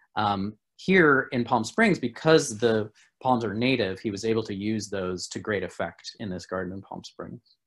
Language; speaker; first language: English; native; English